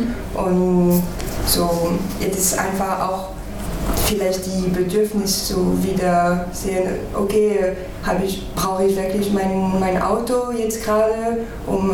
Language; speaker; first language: German; non-native, fluent; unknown